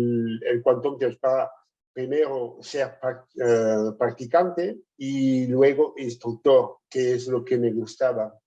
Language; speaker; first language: Spanish; non-native, fluent; French